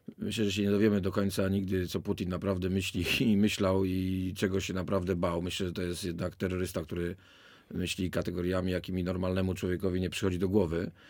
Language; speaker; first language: Polish; native; Polish